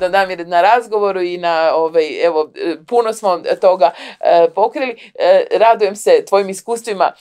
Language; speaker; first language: Croatian; native; Croatian